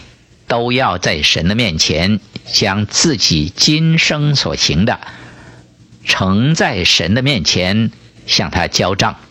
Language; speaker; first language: Chinese; native; Chinese